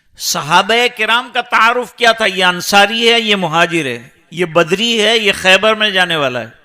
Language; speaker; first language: Urdu; non-native, local second language; Gujarati